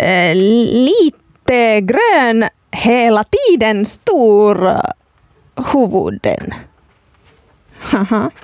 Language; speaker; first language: Swedish; non-native, local second language; Finnish